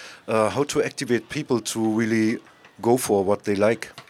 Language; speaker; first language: English; non-native, fluent; German